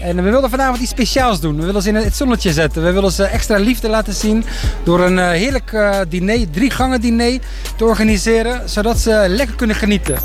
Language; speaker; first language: Dutch; native; Dutch